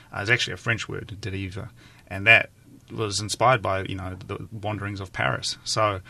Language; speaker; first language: English; native; English